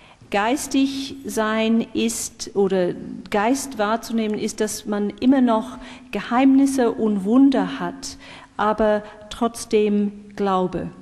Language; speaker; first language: German; non-native, fluent; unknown